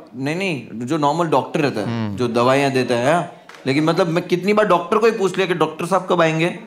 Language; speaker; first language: Hindi; non-native, local second language; Gujarati